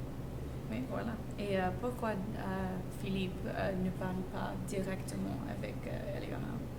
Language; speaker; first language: French; non-native, learner; English